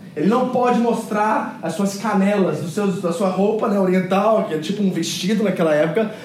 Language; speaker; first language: Portuguese; early bilingual, other home language; English